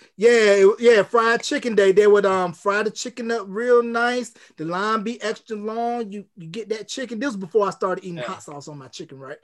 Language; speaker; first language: English; native; English